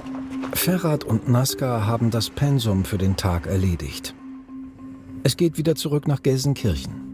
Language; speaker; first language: German; native; German